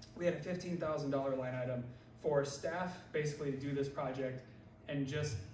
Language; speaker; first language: English; native; English